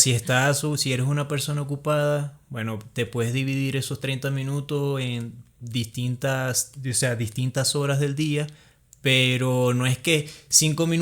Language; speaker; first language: Spanish; native; Spanish